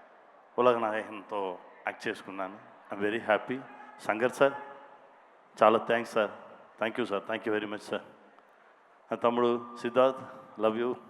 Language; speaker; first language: Telugu; non-native, learner; Tamil